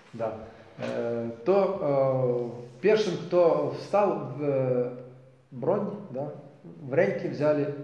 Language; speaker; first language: Polish; non-native, learner; Ukrainian